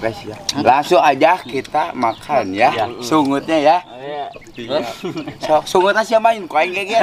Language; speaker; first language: Indonesian; non-native, local second language; Sundanese